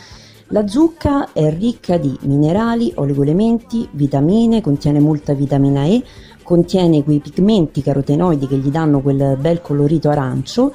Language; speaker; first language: Italian; native; Italian